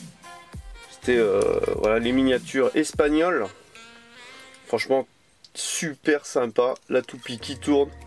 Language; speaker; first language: French; native; French